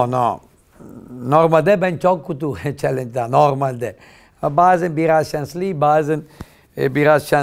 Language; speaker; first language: Turkish; non-native, learner; Italian